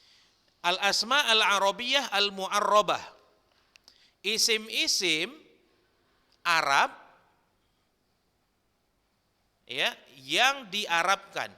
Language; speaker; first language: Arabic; non-native, fluent; Indonesian